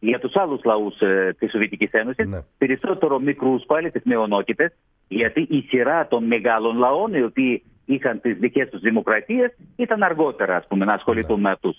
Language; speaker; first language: Greek; early bilingual, heritage; Greek